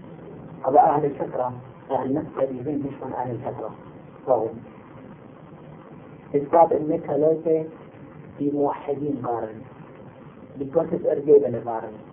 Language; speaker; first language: German; non-native, fluent; Arabic